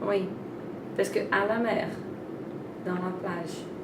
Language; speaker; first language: French; non-native, fluent; Portuguese